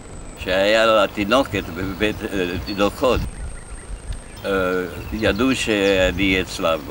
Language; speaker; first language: Hebrew; non-native, fluent; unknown